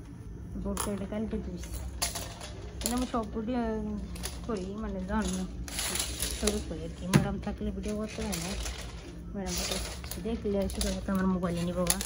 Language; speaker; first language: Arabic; non-native, learner; Bangla